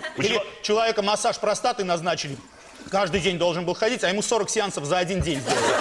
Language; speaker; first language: Russian; non-native, local second language; Armenian